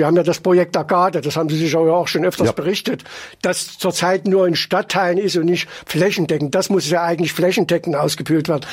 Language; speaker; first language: German; native; German